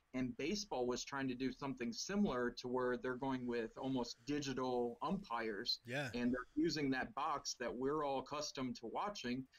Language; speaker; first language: English; native; English